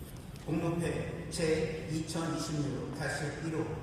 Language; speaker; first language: Korean; native; Korean